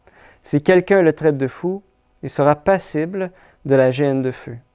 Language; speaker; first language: French; native; French